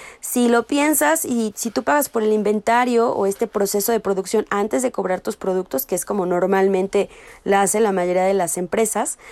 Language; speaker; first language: Spanish; native; Spanish